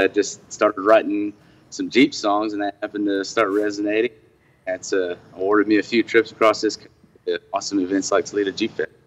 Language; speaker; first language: English; native; English